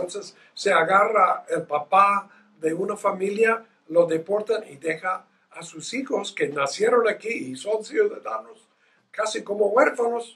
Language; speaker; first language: Spanish; non-native, fluent; English